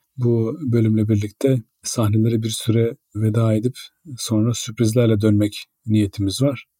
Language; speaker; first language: Turkish; native; Turkish